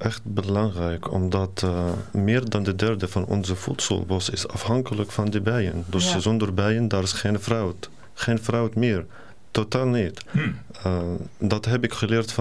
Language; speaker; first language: Dutch; non-native, learner; Arabic